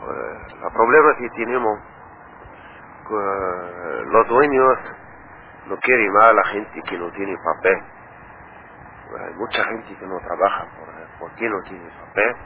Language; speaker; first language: Spanish; non-native, learner; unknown